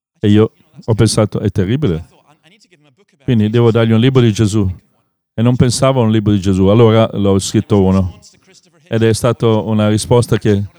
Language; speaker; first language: Italian; non-native, fluent; English